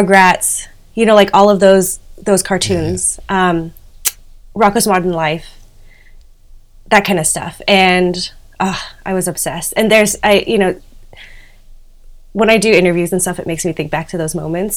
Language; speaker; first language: English; native; English